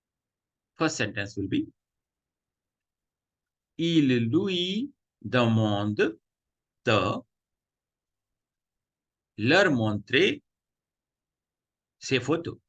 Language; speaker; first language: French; non-native, fluent; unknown